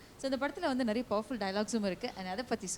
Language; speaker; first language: Tamil; native; Tamil